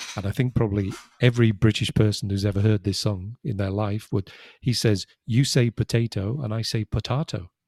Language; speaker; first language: English; native; English